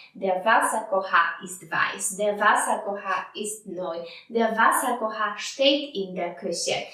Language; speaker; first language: German; non-native, fluent; Polish